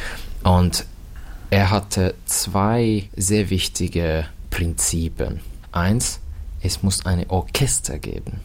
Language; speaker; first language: German; non-native, fluent; Finnish